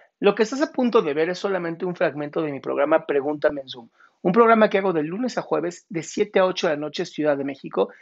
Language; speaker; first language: Spanish; native; Spanish